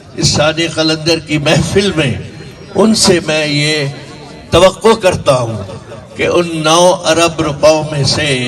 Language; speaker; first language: Urdu; non-native, local second language; Sindhi